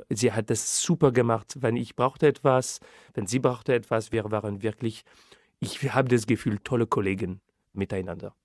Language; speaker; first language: German; non-native, fluent; French